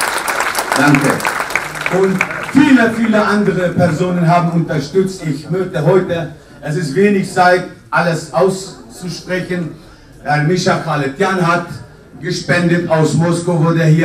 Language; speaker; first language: German; non-native, fluent; Kurdish